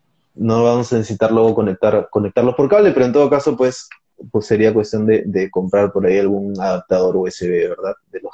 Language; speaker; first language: Spanish; native; Spanish